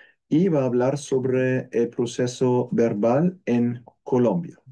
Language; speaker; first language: Spanish; non-native, fluent; German